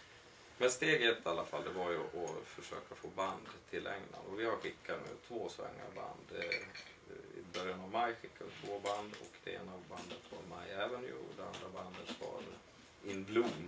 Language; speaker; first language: Swedish; native; Swedish